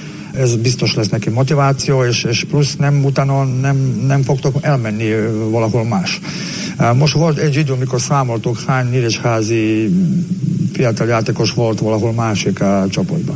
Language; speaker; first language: Hungarian; non-native, learner; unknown